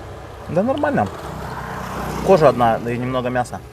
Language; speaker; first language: Russian; native; Russian